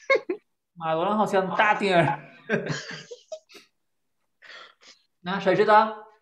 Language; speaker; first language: Chinese; non-native, fluent; Spanish